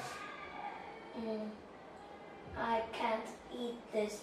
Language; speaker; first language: English; non-native, learner; Vietnamese